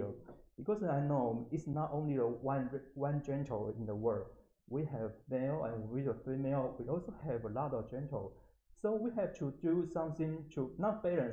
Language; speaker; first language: English; non-native, learner; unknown